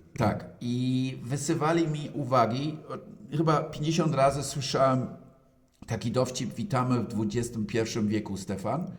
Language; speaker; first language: Polish; non-native, fluent; German